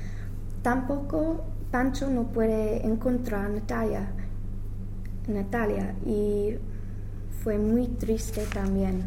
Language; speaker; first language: Spanish; non-native, learner; English